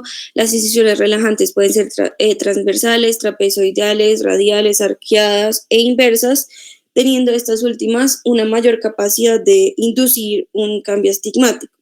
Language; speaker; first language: Spanish; native; Spanish